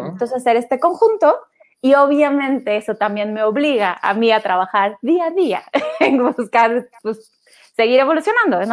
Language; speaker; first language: Spanish; native; Spanish